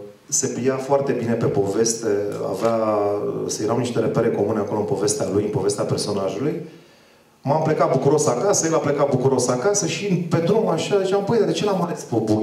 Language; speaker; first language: Romanian; native; Romanian